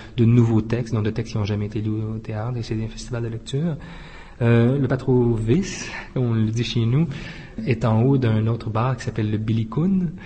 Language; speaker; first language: French; native; French